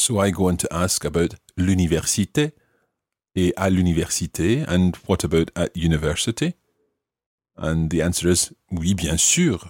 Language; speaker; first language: French; non-native, fluent; English